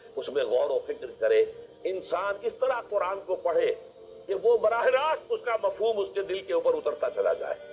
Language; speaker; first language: Urdu; native; Urdu